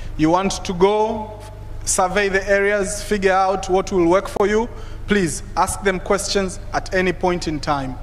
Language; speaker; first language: English; non-native, local second language; Swahili